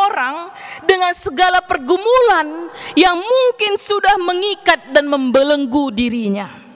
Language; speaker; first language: Indonesian; native; Indonesian